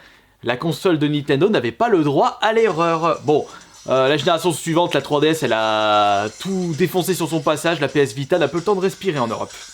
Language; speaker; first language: French; native; French